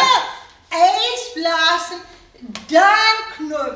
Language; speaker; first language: Dutch; non-native, learner; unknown